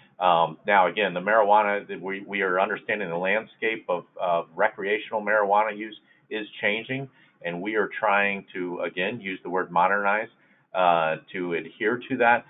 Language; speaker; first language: English; native; English